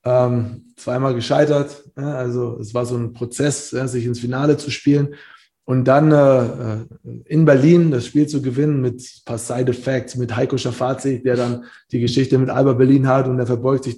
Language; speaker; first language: German; native; German